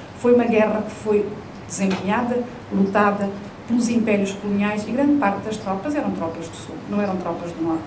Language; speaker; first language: Portuguese; native; Portuguese